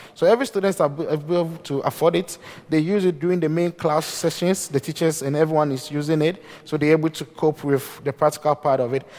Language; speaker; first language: English; non-native, local second language; Akan